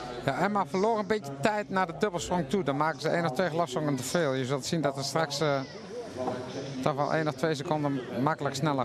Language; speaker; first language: Dutch; native; Dutch